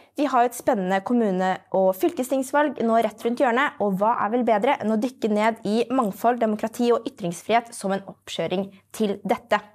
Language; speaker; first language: Norwegian; native; Norwegian